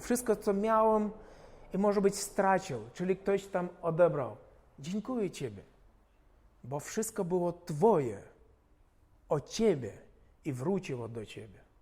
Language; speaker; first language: Polish; non-native, fluent; Ukrainian